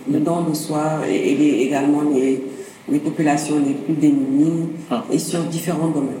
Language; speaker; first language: French; non-native, local second language; Wolof